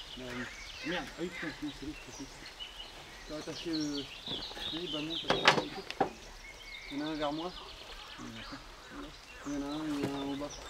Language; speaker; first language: French; native; French